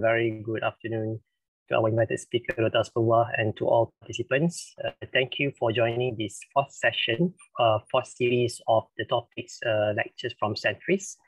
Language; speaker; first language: English; non-native, local second language; Malay